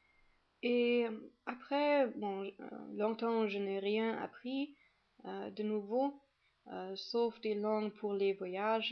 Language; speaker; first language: French; non-native, fluent; German